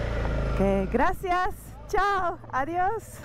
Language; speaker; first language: Spanish; non-native, learner; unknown